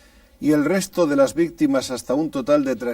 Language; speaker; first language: Spanish; native; Spanish